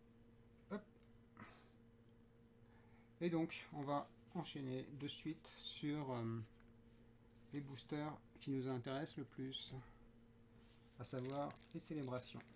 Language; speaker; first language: French; native; French